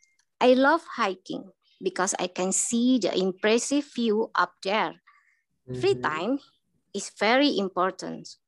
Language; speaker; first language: English; non-native, learner; Indonesian